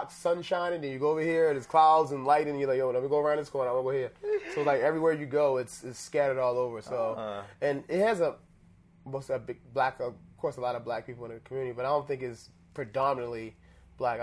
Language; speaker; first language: English; native; English